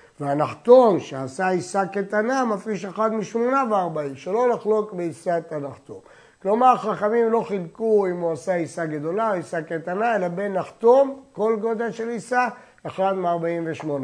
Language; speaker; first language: Hebrew; native; Hebrew